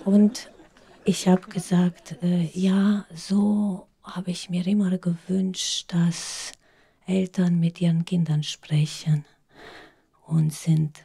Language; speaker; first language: German; non-native, fluent; Romanian